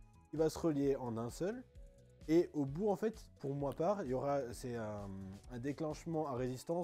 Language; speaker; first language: French; native; French